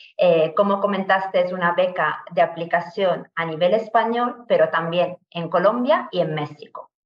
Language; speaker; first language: Spanish; non-native, fluent; Italian